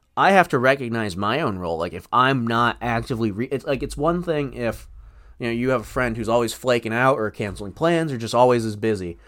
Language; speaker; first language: English; native; English